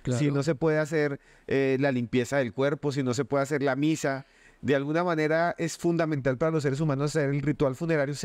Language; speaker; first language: Spanish; native; Spanish